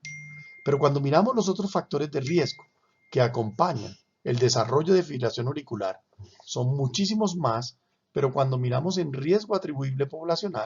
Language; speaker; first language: Spanish; native; Spanish